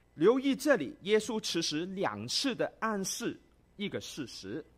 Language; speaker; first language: Chinese; non-native, local second language; Cantonese